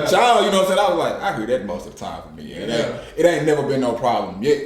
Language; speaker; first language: English; native; English